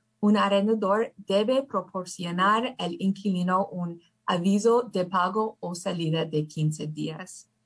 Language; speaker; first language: Spanish; early bilingual, heritage; English